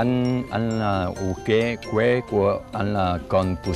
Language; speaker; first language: Vietnamese; non-native, learner; Korean